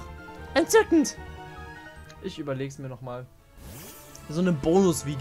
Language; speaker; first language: German; native; German